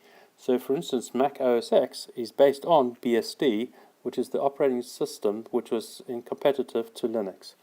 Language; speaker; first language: English; native; English